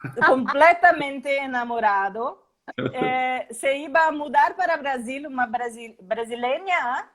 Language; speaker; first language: Spanish; non-native, learner; Portuguese